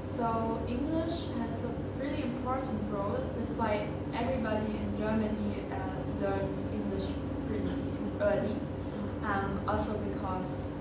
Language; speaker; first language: English; non-native, fluent; German